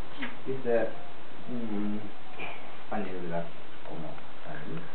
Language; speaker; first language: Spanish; non-native, learner; Japanese